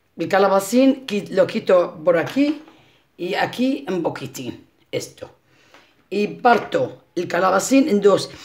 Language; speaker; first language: Spanish; non-native, fluent; Arabic